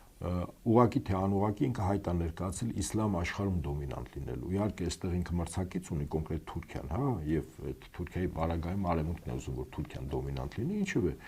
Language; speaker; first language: Armenian; native; Armenian